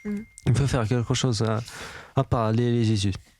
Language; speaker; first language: French; non-native, learner; Arabic